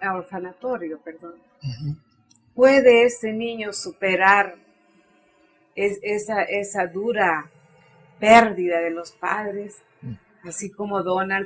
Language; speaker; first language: Spanish; native; Spanish